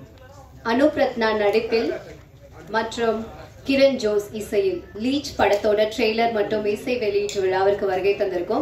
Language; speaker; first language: Tamil; native; Tamil